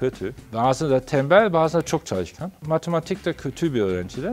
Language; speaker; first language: Turkish; non-native, fluent; German